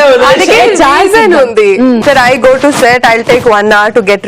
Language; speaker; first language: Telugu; non-native, learner; Kannada